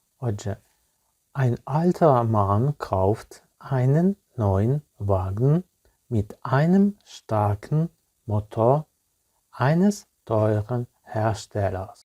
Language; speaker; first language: German; non-native, fluent; Ukrainian